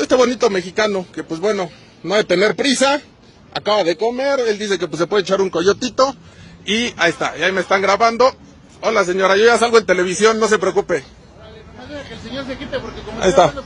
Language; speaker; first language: Spanish; native; Spanish